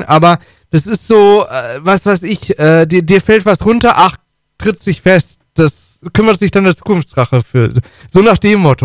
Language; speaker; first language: German; native; German